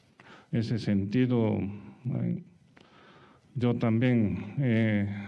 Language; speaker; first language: Spanish; non-native, learner; Japanese